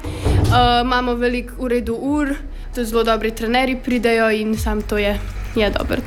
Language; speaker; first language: Slovenian; native; Slovenian